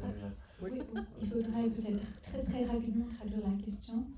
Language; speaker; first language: French; non-native, fluent; English